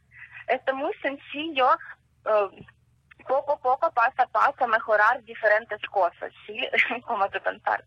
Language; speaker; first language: Spanish; non-native, learner; Ukrainian